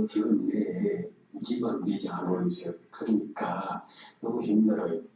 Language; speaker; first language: Korean; non-native, learner; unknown